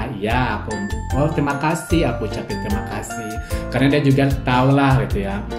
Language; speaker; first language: Indonesian; native; Indonesian